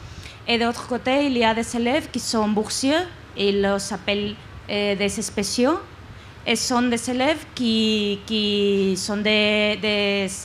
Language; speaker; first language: French; non-native, learner; Spanish